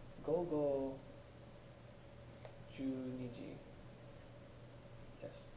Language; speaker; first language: Japanese; non-native, learner; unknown